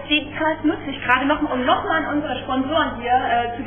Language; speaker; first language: German; native; German